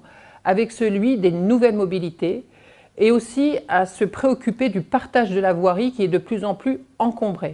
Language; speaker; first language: French; native; French